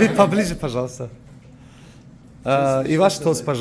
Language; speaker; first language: Russian; non-native, fluent; Tajik